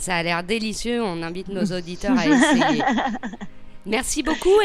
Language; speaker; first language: French; native; French